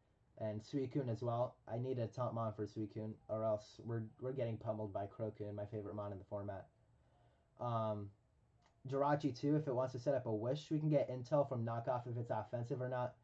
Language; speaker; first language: English; native; English